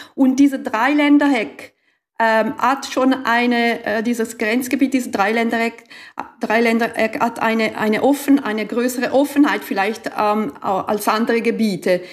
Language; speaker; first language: German; non-native, local second language; Italian